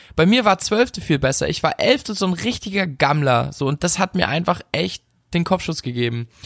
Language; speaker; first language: German; native; German